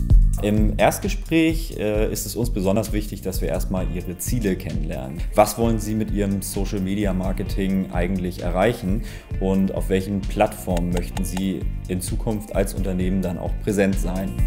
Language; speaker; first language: German; native; German